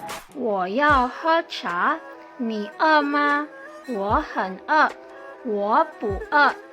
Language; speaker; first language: Chinese; non-native, fluent; Indonesian